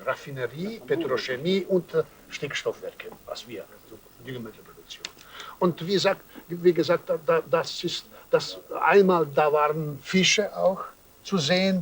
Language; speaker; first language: German; non-native, fluent; Serbian